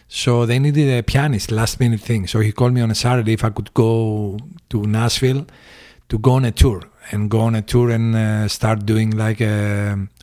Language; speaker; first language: English; early bilingual, other home language; Greek